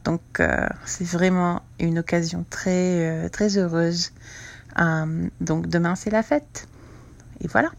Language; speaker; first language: French; non-native, fluent; English